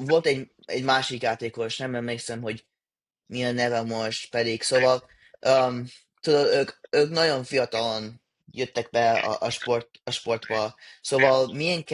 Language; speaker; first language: Hungarian; early bilingual, heritage; English